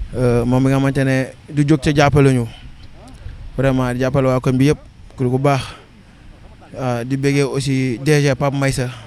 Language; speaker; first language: Wolof; non-native, local second language; Serer